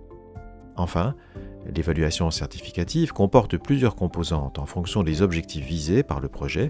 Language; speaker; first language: French; native; French